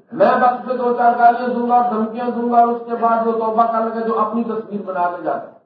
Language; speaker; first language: Urdu; non-native, local second language; Punjabi